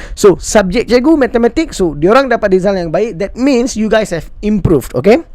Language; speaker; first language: Malay; non-native, local second language; Tamil